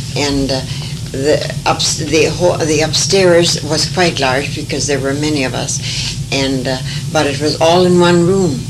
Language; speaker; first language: English; early bilingual, other home language; French